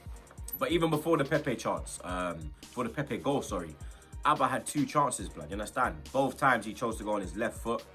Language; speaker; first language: English; native; English